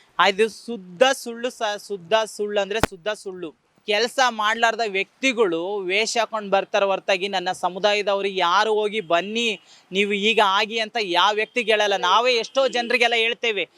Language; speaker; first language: Kannada; native; Kannada